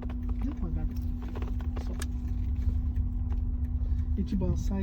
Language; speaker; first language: Japanese; non-native, learner; Mongolian